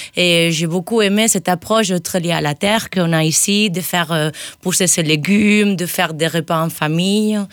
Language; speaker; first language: French; non-native, fluent; Spanish